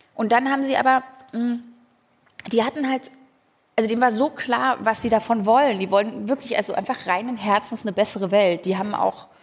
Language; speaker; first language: German; native; German